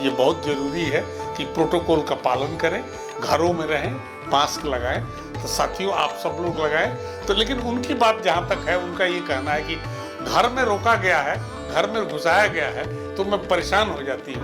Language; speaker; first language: Hindi; native; Hindi